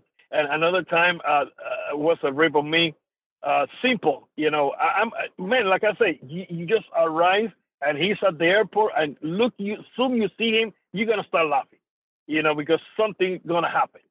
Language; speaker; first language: English; non-native, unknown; Spanish